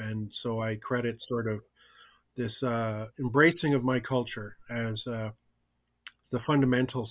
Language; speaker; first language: English; native; English